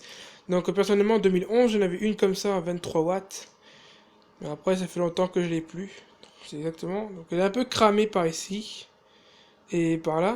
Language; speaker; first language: French; native; French